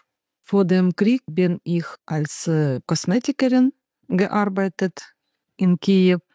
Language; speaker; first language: German; non-native, learner; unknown